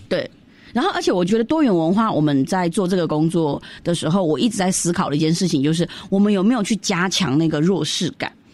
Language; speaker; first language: Chinese; early bilingual, heritage; Chinese